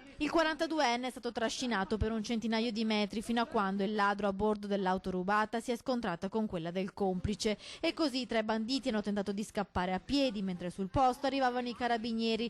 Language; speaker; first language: Italian; native; Italian